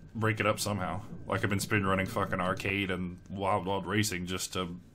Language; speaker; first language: English; native; English